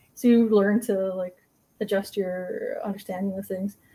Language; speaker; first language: English; native; English